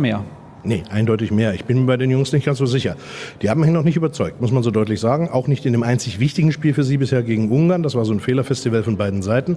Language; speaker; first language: German; native; German